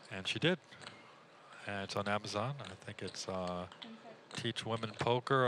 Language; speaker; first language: English; native; English